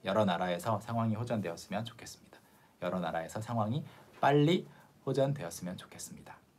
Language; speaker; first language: Korean; native; Korean